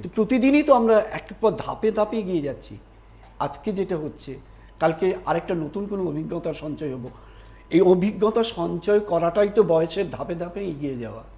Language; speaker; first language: Bangla; native; Bangla